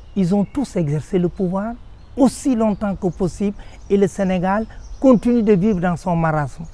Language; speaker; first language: French; non-native, local second language; Wolof